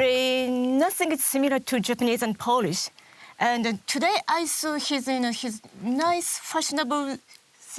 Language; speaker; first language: English; non-native, learner; Japanese